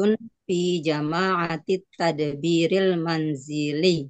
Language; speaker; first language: Arabic; non-native, learner; Indonesian